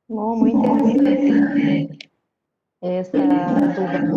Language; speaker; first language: Spanish; non-native, learner; Portuguese